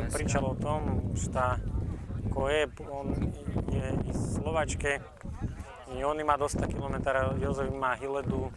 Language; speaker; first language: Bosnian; non-native, learner; Slovak